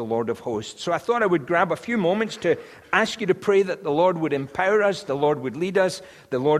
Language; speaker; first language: English; native; English